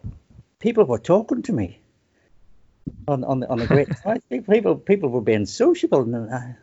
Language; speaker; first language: English; native; English